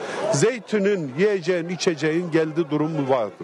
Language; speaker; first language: Turkish; native; Turkish